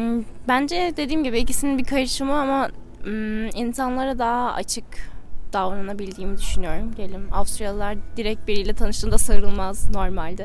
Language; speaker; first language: Turkish; early bilingual, heritage; German